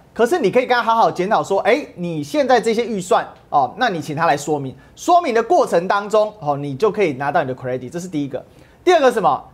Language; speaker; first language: Chinese; native; Chinese